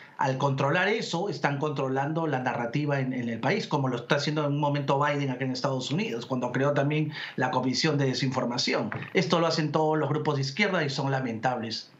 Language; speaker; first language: Spanish; native; Spanish